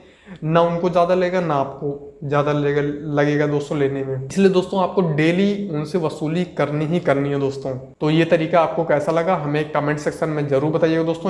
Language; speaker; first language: Hindi; native; Hindi